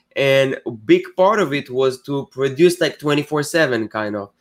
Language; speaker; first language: English; non-native, fluent; Hebrew